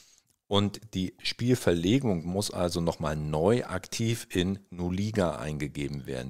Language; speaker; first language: German; native; German